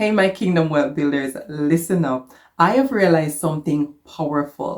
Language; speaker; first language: English; native; English